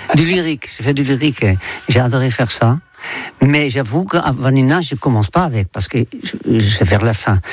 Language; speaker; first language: French; non-native, fluent; Dutch